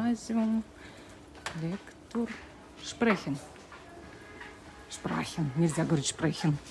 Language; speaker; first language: Russian; native; Russian